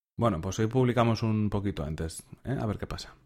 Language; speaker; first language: Spanish; native; Spanish